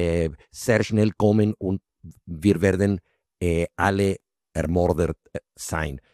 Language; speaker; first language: German; non-native, fluent; Spanish